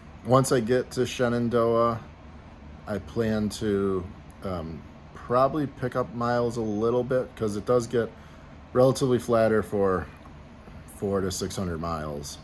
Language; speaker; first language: English; native; English